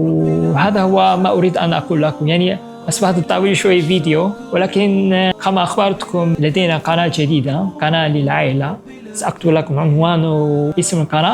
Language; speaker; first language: Arabic; non-native, fluent; Korean